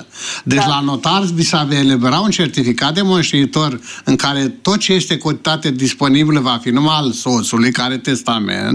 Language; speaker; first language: Romanian; native; Romanian